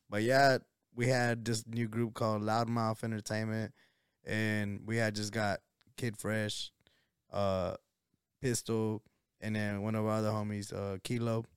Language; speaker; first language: English; early bilingual, other home language; Spanish